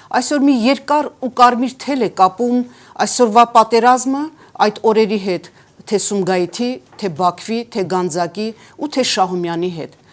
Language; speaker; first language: Armenian; native; Armenian